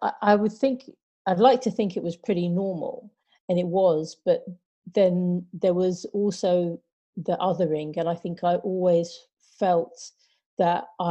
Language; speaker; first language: English; native; English